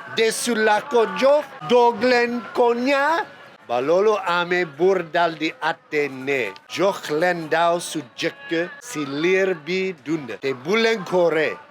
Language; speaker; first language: Wolof; non-native, fluent; English